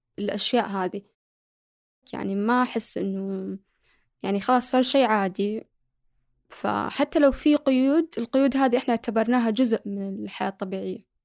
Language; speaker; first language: Arabic; early bilingual, other home language; Somali